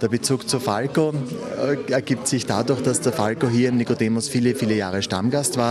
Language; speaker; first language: German; native; German